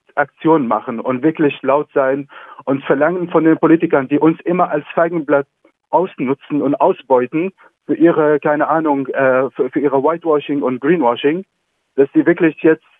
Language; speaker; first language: German; non-native, fluent; Arabic